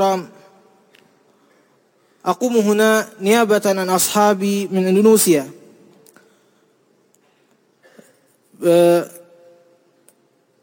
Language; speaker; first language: Arabic; non-native, fluent; Indonesian